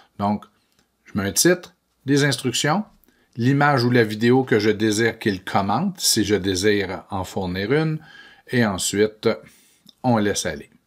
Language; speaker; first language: French; native; French